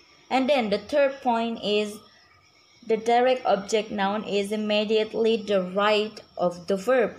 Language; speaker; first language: English; non-native, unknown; Indonesian